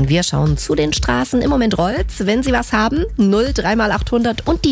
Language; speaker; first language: German; native; German